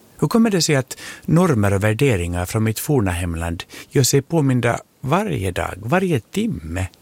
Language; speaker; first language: Swedish; native; Swedish